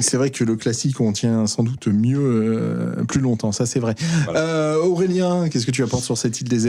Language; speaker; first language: French; native; French